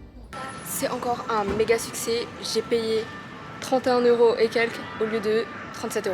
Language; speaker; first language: French; native; French